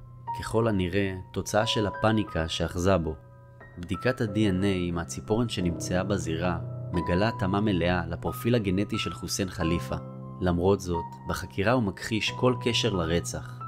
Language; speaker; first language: Hebrew; native; Hebrew